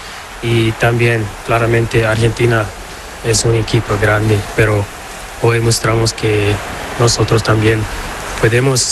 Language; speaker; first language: Spanish; non-native, learner; Portuguese